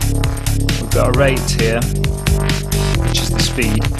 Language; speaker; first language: English; native; English